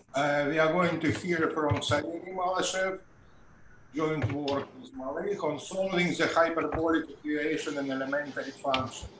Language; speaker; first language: English; non-native, fluent; Russian